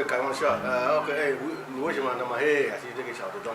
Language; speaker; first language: Chinese; non-native, learner; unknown